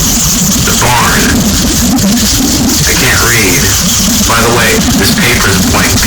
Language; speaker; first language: English; native; English